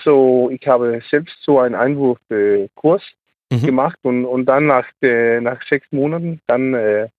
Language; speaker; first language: German; non-native, learner; Danish